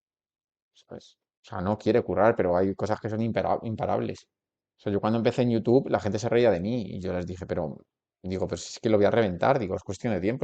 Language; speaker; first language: Spanish; native; Spanish